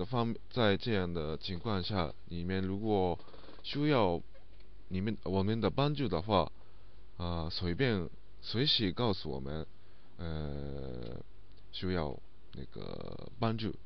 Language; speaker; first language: Chinese; non-native, learner; Japanese